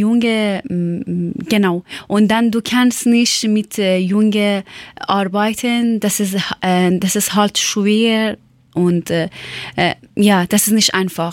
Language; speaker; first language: German; non-native, learner; Persian